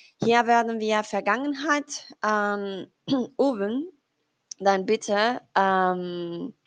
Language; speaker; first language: German; non-native, learner; Spanish